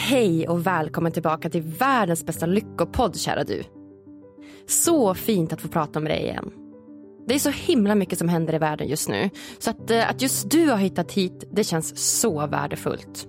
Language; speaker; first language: Swedish; native; Swedish